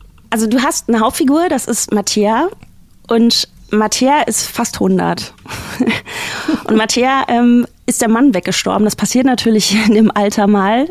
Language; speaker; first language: German; native; German